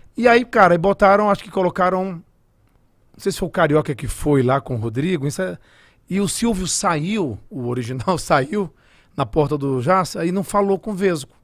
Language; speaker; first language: Portuguese; native; Portuguese